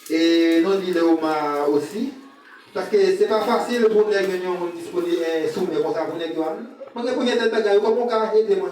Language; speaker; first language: French; non-native, learner; Haitian Creole